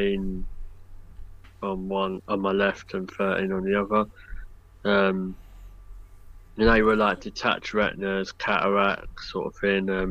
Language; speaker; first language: English; native; English